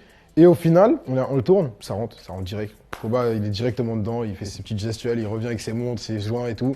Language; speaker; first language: French; native; French